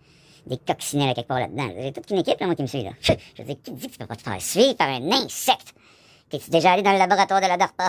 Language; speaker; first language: French; native; French